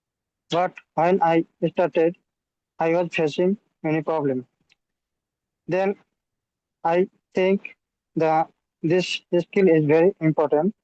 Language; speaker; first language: English; non-native, learner; Bangla